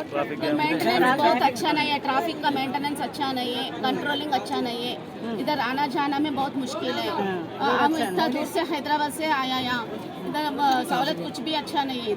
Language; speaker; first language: Hindi; non-native, local second language; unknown